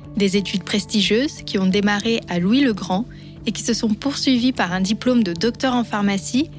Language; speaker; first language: French; native; French